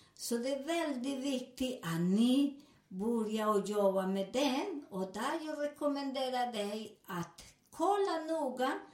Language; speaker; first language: Swedish; non-native, learner; Spanish